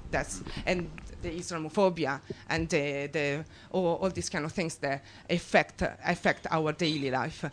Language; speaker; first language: English; non-native, fluent; Italian